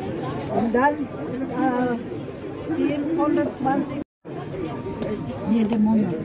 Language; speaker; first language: German; non-native, learner; Filipino